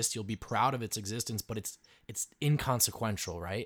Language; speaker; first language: English; native; English